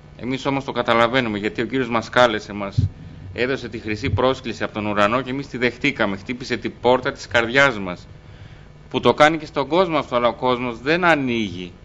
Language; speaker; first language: Greek; early bilingual, other home language; Albanian